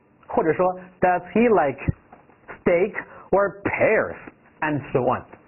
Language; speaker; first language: English; non-native, fluent; Chinese